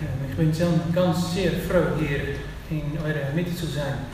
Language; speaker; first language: German; non-native, fluent; Dutch